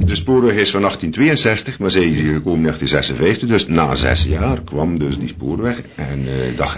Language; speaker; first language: Dutch; native; Dutch